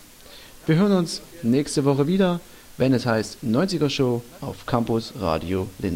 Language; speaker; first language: German; native; German